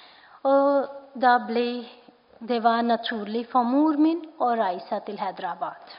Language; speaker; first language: Norwegian; non-native, fluent; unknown